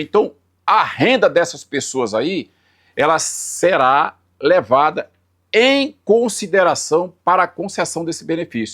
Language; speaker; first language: Portuguese; native; Portuguese